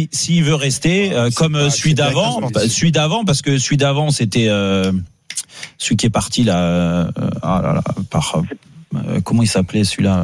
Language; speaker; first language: French; native; French